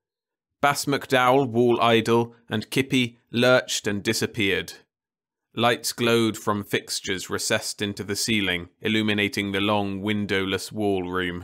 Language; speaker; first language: English; native; English